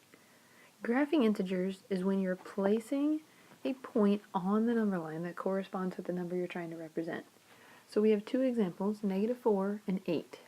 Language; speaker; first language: English; native; English